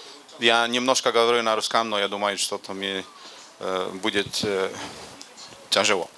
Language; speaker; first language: Russian; non-native, learner; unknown